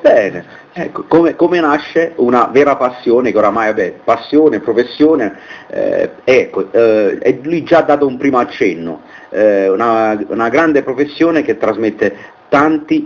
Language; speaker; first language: Italian; native; Italian